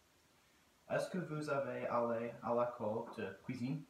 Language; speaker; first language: French; non-native, learner; English